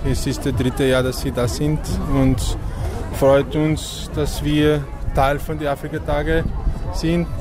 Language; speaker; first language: German; non-native, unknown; Portuguese